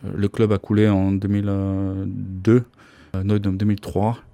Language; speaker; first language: French; non-native, fluent; Slovak